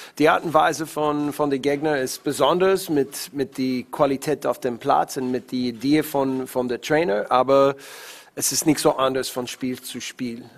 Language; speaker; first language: German; non-native, learner; English